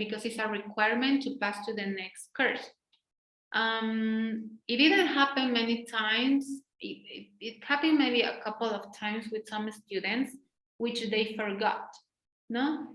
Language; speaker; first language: English; non-native, fluent; Spanish